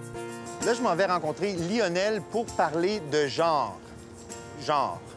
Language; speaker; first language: French; native; French